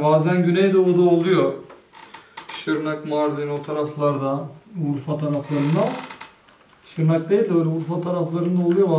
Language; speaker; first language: Turkish; native; Turkish